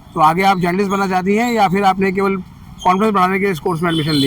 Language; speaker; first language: Hindi; native; Hindi